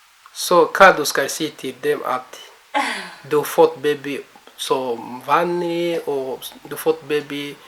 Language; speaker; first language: Norwegian; non-native, learner; Kinyarwanda